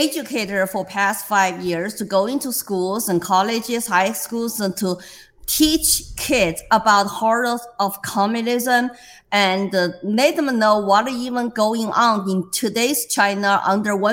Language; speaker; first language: English; non-native, fluent; Chinese